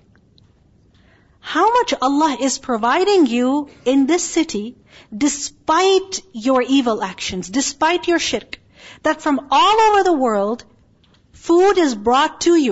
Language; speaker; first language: English; non-native, local second language; Urdu